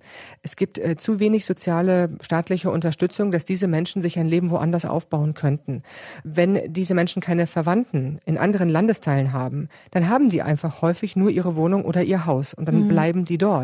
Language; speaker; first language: German; native; German